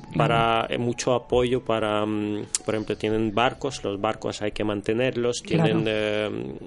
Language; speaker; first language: Spanish; non-native, fluent; Russian